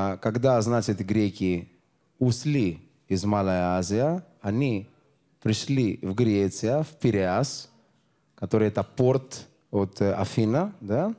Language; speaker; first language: Russian; non-native, learner; Greek